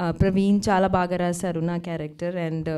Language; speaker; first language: Telugu; non-native, learner; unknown